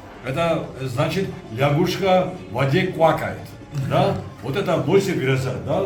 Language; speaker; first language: Russian; non-native, fluent; Georgian